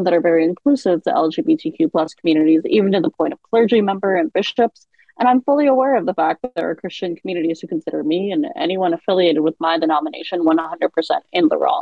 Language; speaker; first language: English; native; English